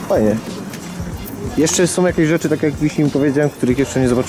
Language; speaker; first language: Polish; native; Polish